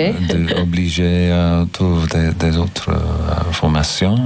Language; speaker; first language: French; non-native, fluent; English